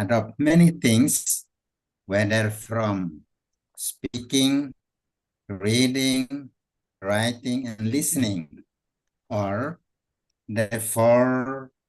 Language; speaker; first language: English; non-native, fluent; Indonesian